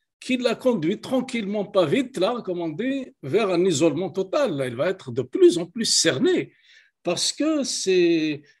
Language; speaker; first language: French; non-native, local second language; Kabyle